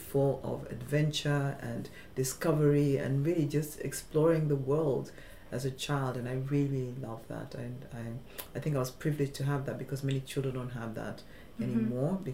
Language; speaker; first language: English; non-native, local second language; Luo (Kenya and Tanzania)